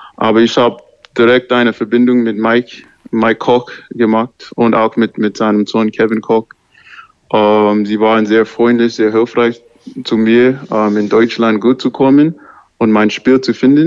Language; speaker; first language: German; non-native, learner; English